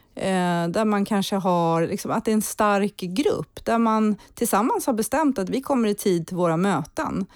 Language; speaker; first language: Swedish; early bilingual, heritage; Swedish